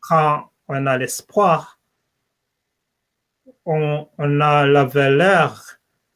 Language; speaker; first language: French; non-native, learner; English